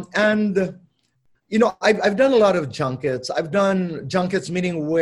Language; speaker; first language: English; non-native, local second language; Filipino